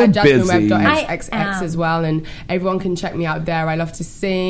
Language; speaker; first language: English; native; English